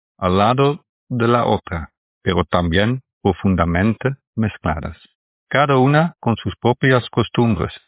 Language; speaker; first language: Spanish; non-native, learner; Dutch